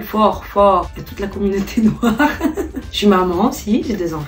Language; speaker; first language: French; native; French